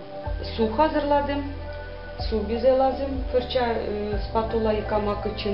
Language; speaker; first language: Turkish; non-native, learner; Russian